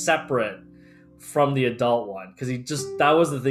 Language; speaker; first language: English; native; English